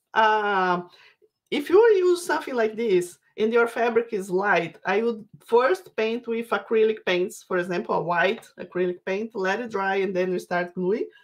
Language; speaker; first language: English; non-native, fluent; Portuguese